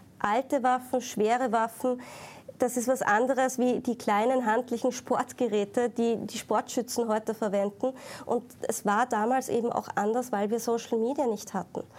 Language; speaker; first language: German; native; German